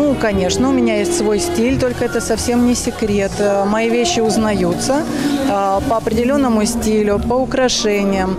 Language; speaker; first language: Russian; native; Russian